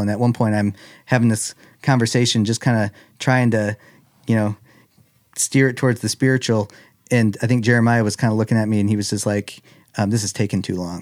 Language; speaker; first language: English; early bilingual, other home language; German